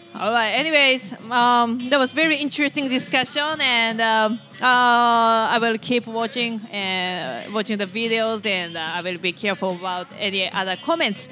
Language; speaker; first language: English; non-native, fluent; Japanese